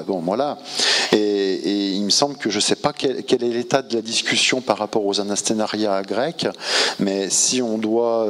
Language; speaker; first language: French; native; French